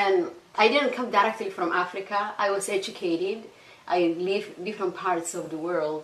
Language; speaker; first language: English; non-native, fluent; Somali